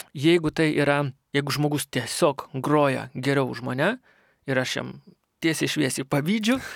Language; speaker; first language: Lithuanian; non-native, local second language; Russian